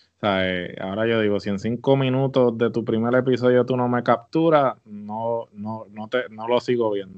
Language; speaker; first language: Spanish; native; Spanish